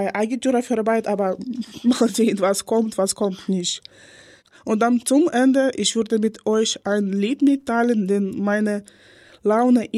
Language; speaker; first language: German; non-native, learner; Ukrainian